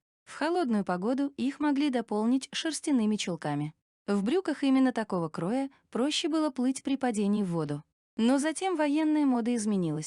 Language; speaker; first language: Russian; native; Russian